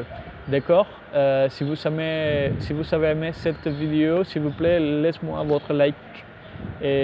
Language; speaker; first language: French; non-native, fluent; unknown